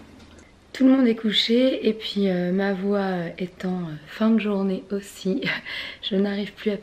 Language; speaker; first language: French; native; French